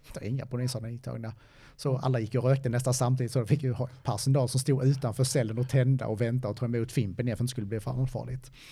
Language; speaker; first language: Swedish; native; Swedish